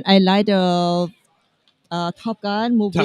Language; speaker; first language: English; non-native, learner; Thai